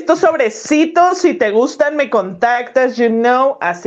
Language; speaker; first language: Spanish; native; Spanish